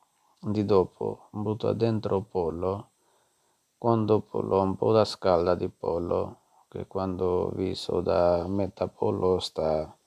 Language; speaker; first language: Italian; non-native, learner; Punjabi